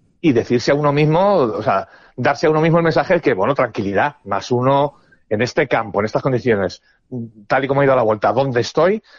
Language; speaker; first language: Spanish; native; Spanish